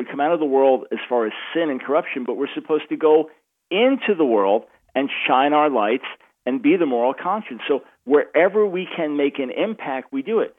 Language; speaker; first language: English; native; English